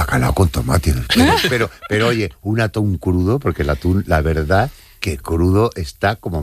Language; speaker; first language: Spanish; native; Spanish